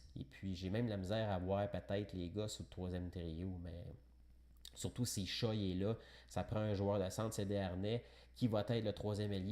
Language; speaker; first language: French; native; French